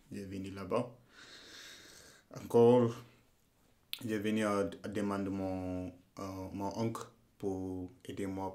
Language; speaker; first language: French; non-native, learner; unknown